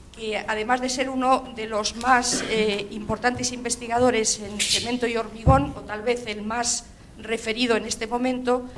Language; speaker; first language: Spanish; native; Spanish